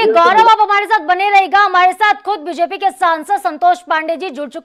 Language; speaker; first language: Hindi; native; Hindi